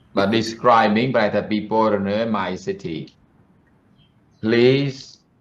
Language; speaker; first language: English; non-native, learner; Khmer